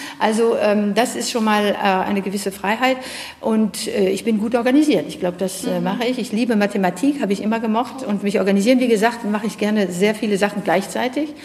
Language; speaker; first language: German; non-native, fluent; French